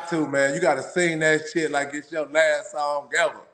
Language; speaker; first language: English; native; English